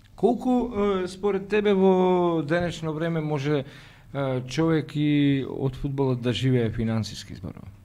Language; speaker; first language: Macedonian; native; Macedonian